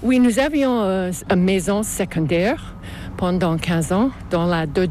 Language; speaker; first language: French; non-native, local second language; English